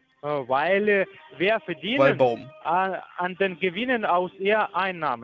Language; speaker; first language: German; non-native, learner; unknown